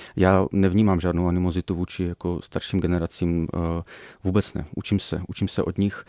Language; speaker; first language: Czech; early bilingual, other home language; Russian